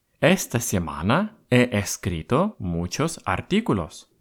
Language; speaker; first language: Spanish; non-native, fluent; Russian